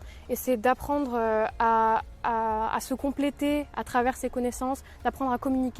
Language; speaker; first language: French; native; French